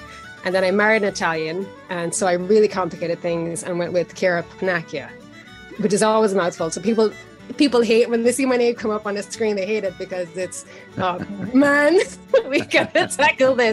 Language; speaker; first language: English; native; English